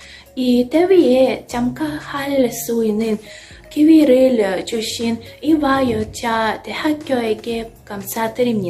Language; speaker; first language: Korean; non-native, learner; Russian